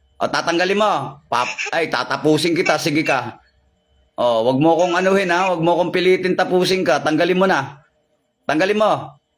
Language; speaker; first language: Filipino; native; Filipino